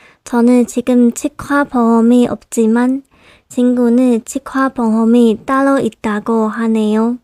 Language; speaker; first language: Korean; non-native, local second language; Chinese